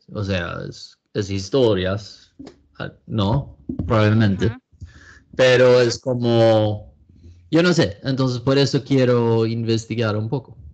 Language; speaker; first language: Spanish; non-native, learner; Swedish